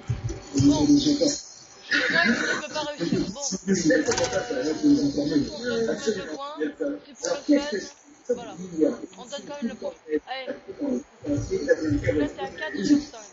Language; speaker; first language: French; native; French